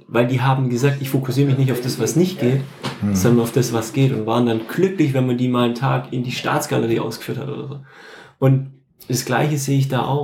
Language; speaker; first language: German; native; German